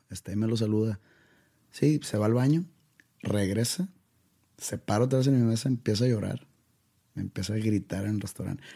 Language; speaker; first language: Spanish; native; Spanish